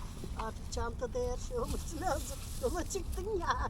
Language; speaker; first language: Turkish; native; Turkish